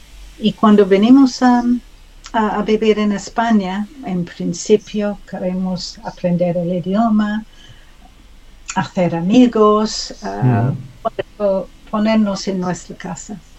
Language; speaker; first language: Spanish; non-native, learner; English